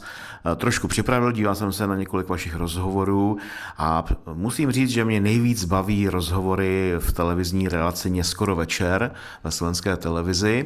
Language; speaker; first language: Czech; native; Czech